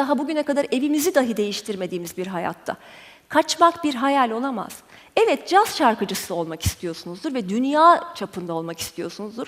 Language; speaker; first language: Turkish; native; Turkish